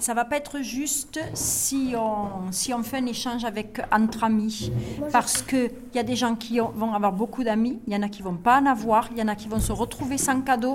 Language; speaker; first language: French; native; French